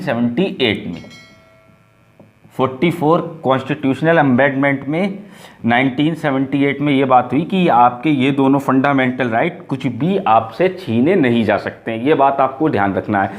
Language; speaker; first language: Hindi; native; Hindi